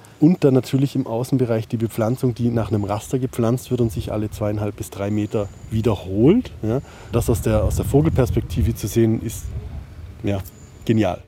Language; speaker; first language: German; native; German